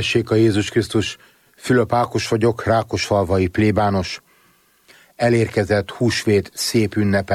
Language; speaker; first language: Hungarian; native; Hungarian